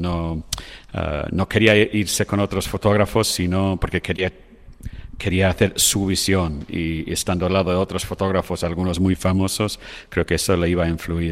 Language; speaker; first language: Spanish; non-native, fluent; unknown